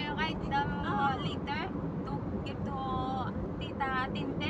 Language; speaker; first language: English; non-native, learner; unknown